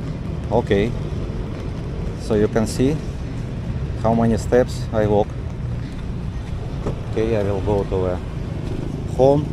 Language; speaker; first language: English; non-native, learner; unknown